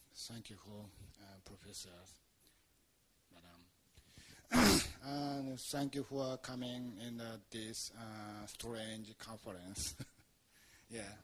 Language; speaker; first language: English; non-native, learner; Japanese